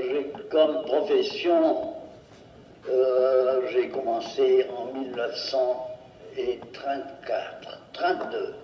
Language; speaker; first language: French; non-native, fluent; Portuguese